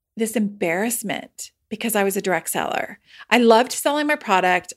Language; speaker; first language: English; native; English